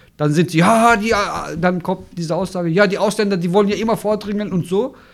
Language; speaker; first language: German; non-native, fluent; Turkish